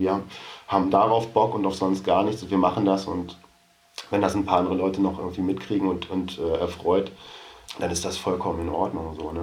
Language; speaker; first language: German; native; German